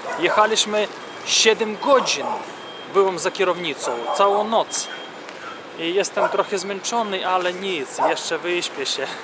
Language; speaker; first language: Polish; non-native, fluent; Russian